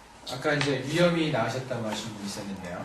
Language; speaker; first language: Korean; native; Korean